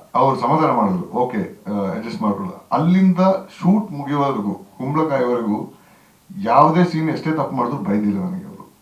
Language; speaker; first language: Kannada; non-native, local second language; Kodava